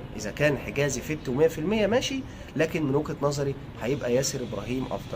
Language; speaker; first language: Arabic; native; Arabic